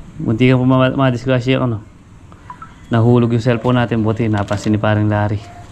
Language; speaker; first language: Filipino; native; Filipino